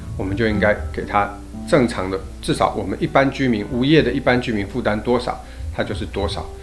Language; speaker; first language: Chinese; native; Chinese